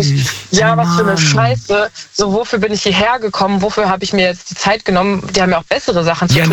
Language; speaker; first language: German; native; German